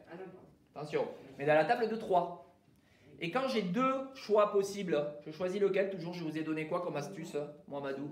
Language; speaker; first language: French; native; French